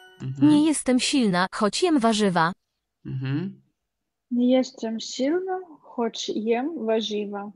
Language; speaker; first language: Polish; non-native, learner; Russian